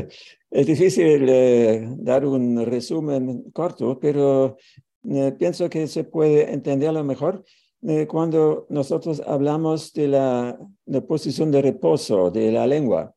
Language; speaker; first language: Spanish; non-native, fluent; German